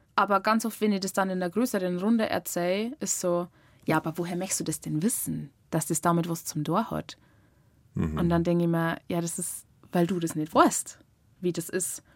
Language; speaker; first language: German; native; German